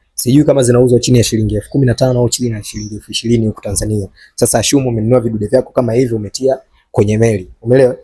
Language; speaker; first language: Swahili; native; Swahili